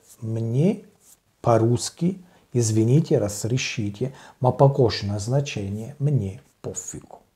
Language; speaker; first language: Russian; non-native, learner; Italian